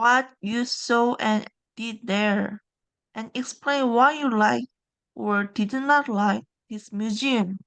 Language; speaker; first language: English; non-native, learner; Korean